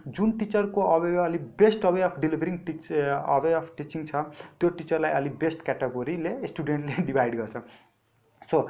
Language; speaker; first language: Nepali; non-native, local second language; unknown